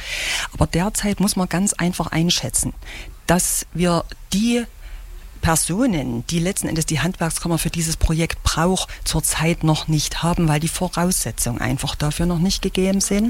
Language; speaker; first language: German; native; German